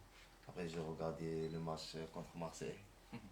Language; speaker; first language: French; non-native, learner; Arabic